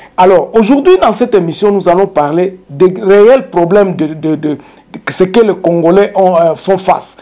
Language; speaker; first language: French; non-native, local second language; Swahili